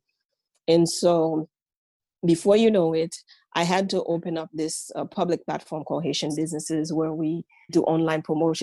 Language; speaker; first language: English; non-native, fluent; Haitian Creole